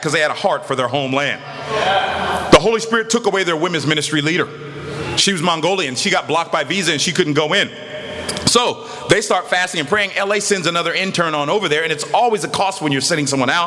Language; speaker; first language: English; native; English